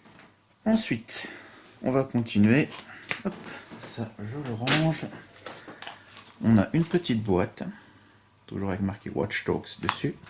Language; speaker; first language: French; native; French